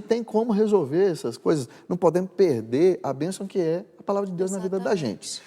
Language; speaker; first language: Portuguese; native; Portuguese